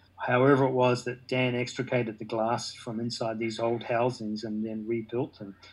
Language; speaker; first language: English; native; English